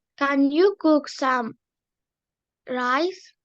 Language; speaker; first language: English; non-native, learner; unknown